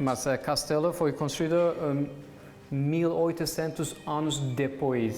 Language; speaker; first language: Portuguese; non-native, learner; Turkish